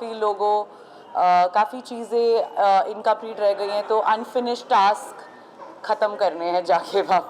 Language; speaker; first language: Hindi; native; Hindi